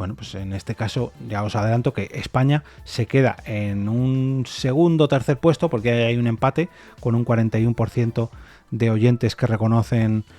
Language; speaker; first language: Spanish; native; Spanish